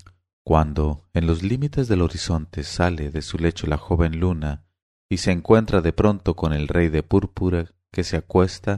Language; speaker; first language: Spanish; native; Spanish